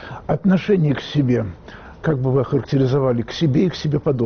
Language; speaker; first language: Russian; native; Russian